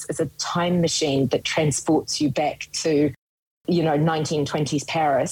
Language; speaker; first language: English; native; English